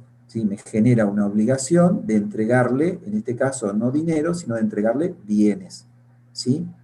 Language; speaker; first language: Spanish; native; Spanish